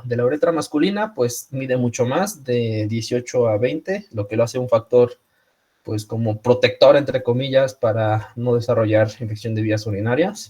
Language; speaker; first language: Spanish; native; Spanish